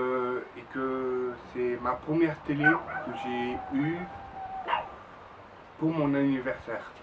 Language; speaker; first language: French; native; French